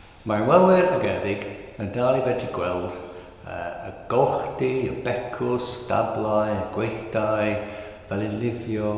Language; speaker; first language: Welsh; non-native, learner; English